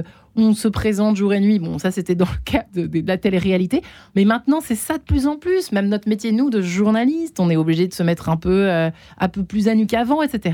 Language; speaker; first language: French; native; French